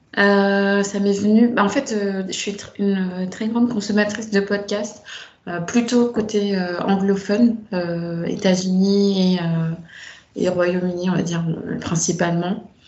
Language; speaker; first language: French; native; French